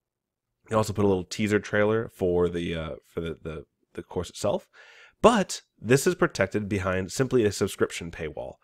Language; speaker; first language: English; native; English